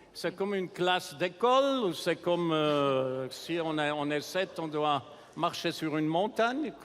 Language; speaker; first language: French; non-native, local second language; German